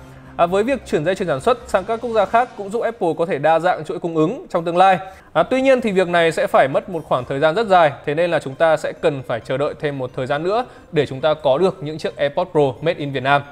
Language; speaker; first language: Vietnamese; native; Vietnamese